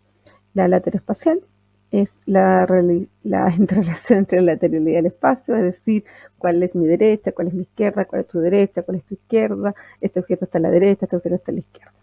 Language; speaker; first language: Spanish; native; Spanish